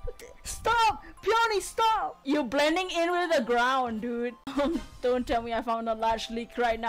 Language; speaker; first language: English; native; English